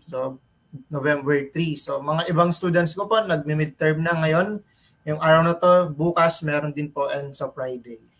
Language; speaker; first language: Filipino; native; Filipino